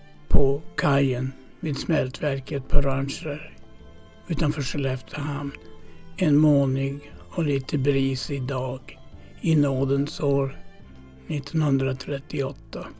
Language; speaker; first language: Swedish; native; Swedish